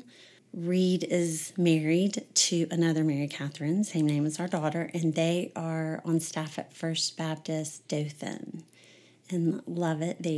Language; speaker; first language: English; native; English